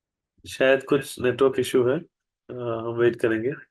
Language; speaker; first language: Hindi; native; Hindi